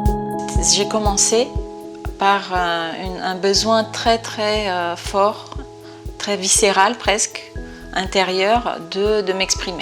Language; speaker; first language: French; non-native, fluent; Bulgarian